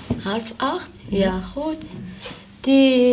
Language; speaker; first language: Dutch; non-native, learner; Arabic